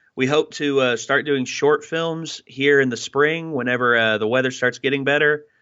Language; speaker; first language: English; native; English